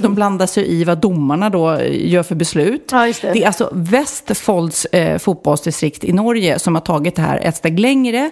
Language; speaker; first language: Swedish; native; Swedish